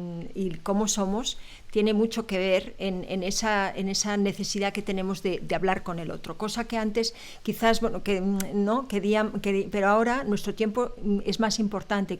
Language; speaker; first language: Spanish; native; Spanish